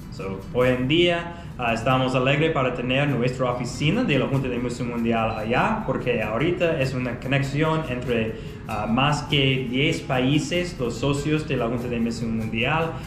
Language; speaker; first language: Spanish; non-native, fluent; English